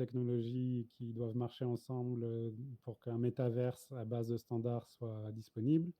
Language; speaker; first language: French; native; French